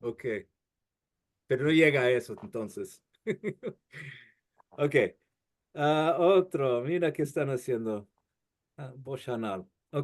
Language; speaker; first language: Spanish; non-native, fluent; English